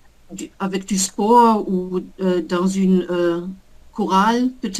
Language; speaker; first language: French; non-native, learner; German